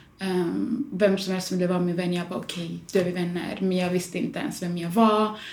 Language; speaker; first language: Swedish; early bilingual, other home language; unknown